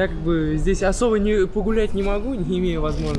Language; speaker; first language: Russian; native; Russian